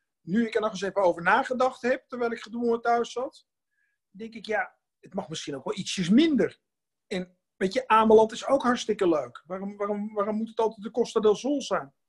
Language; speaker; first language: Dutch; native; Dutch